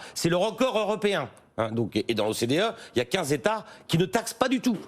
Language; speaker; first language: French; native; French